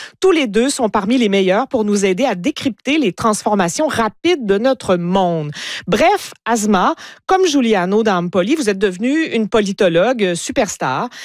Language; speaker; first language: French; native; French